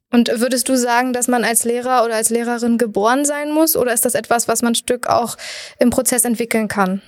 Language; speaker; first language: German; native; German